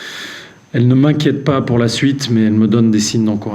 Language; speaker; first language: French; native; French